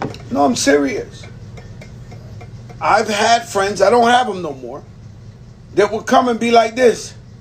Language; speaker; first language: English; early bilingual, other home language; Spanish